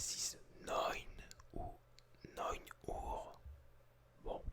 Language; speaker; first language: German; non-native, learner; French